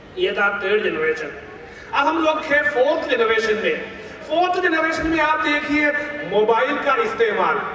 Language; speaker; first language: Hindi; non-native, local second language; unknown